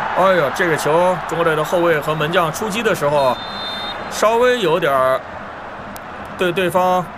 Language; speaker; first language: Chinese; native; Chinese